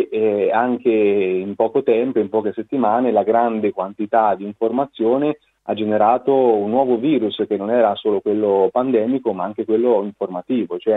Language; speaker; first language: Italian; native; Italian